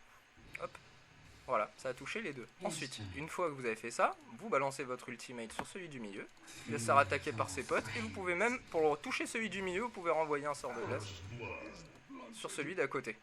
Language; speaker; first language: French; native; French